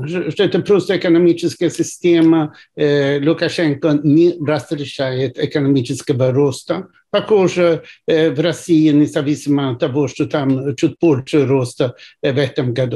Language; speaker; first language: Russian; non-native, fluent; Swedish